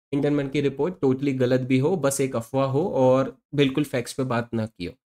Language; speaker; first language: Hindi; native; Hindi